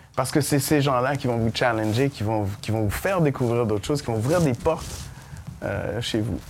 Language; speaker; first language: French; early bilingual, other home language; Haitian Creole